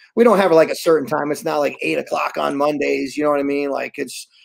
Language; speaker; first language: English; native; English